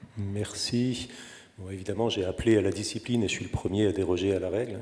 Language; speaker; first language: French; native; French